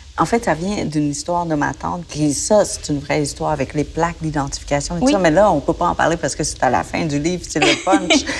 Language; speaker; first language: French; early bilingual, other home language; Vietnamese